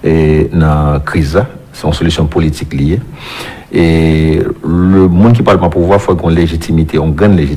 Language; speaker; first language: French; non-native, local second language; Haitian Creole